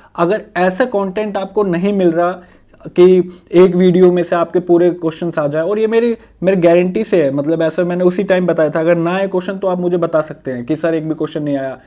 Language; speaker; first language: Hindi; native; Hindi